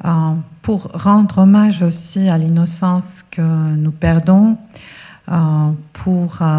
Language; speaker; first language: French; non-native, fluent; Georgian